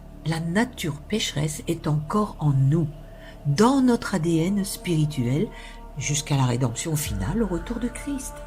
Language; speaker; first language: French; native; French